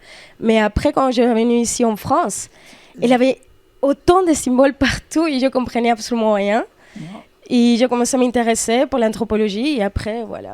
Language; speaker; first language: French; non-native, fluent; Spanish